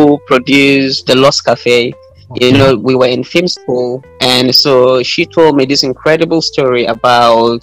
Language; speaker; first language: English; non-native, local second language; Hausa